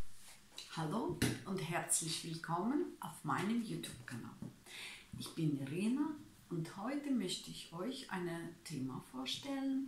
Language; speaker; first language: German; non-native, learner; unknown